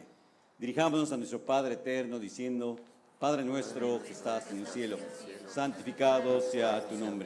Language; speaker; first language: Spanish; native; Spanish